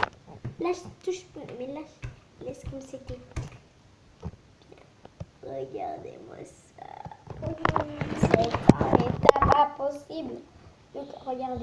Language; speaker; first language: French; native; French